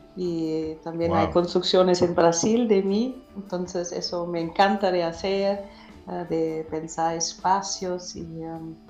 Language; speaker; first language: Spanish; non-native, fluent; German